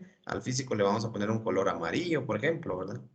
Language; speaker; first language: Spanish; native; Spanish